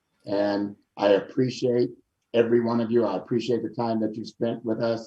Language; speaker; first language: English; native; English